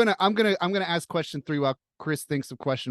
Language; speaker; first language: English; native; English